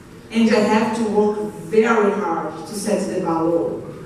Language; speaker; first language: English; non-native, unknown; Portuguese